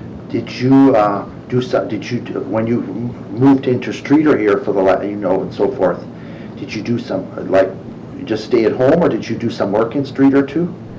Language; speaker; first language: English; early bilingual, other home language; German